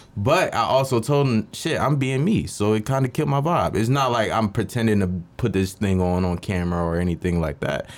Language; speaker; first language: English; native; English